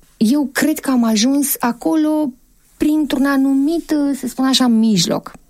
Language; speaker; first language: Romanian; native; Romanian